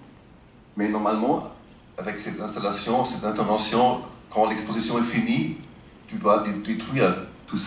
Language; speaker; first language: French; non-native, fluent; German